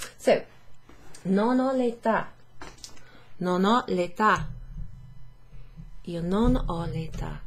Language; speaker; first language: Italian; non-native, fluent; English